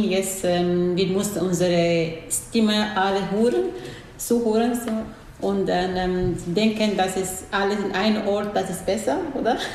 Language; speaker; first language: German; non-native, learner; Arabic